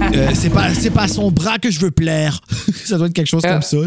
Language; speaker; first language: French; native; French